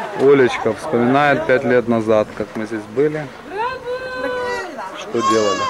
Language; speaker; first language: Russian; native; Russian